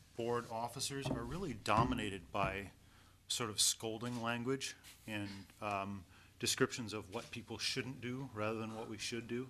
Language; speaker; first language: English; native; English